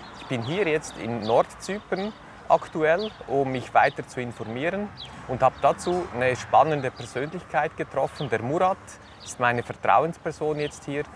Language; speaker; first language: German; native; German